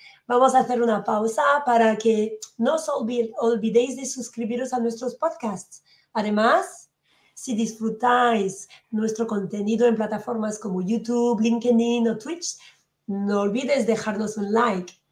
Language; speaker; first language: Spanish; native; Spanish